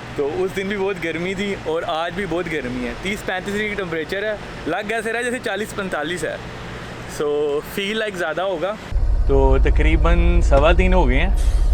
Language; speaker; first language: Urdu; non-native, local second language; Punjabi